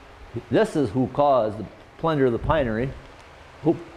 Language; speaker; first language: English; native; English